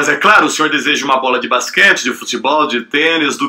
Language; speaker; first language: Portuguese; native; Portuguese